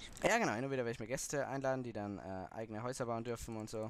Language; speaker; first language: German; native; German